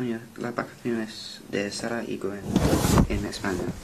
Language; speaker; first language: Spanish; non-native, learner; English